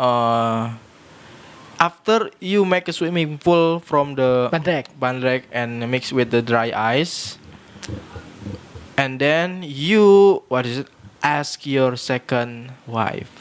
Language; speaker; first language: English; non-native, learner; Indonesian